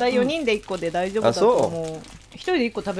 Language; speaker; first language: Japanese; native; Japanese